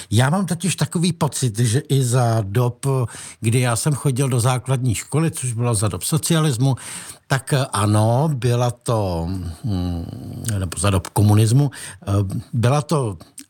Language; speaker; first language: Czech; native; Czech